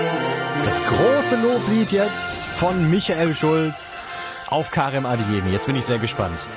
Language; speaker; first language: German; native; German